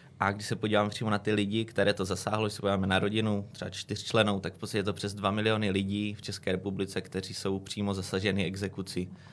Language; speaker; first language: Czech; native; Czech